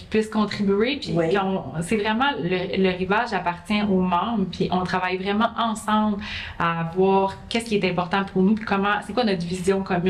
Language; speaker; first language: French; native; French